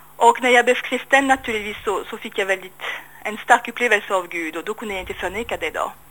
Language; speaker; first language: Swedish; non-native, fluent; French